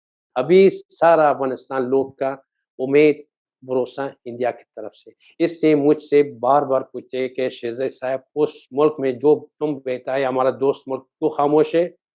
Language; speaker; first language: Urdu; non-native, fluent; Persian